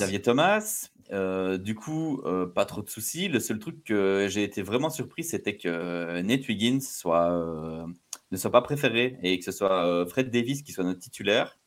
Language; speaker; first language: French; native; French